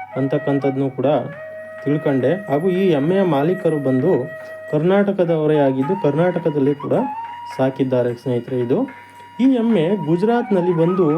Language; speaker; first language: Kannada; native; Kannada